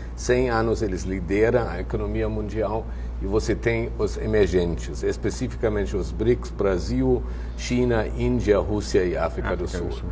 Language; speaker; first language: Portuguese; non-native, fluent; German